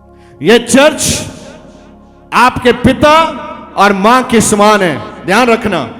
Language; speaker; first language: Hindi; non-native, local second language; Punjabi